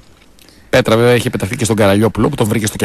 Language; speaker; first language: Greek; native; Greek